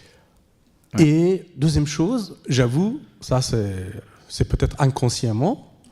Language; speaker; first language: French; non-native, fluent; Persian